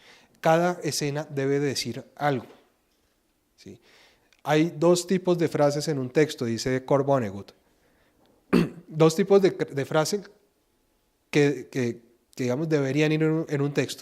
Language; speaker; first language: Spanish; native; Spanish